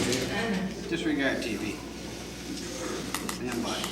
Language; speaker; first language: English; native; English